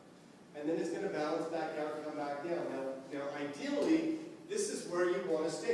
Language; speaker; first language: English; native; English